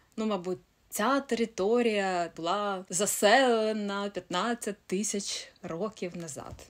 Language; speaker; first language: Ukrainian; non-native, local second language; Russian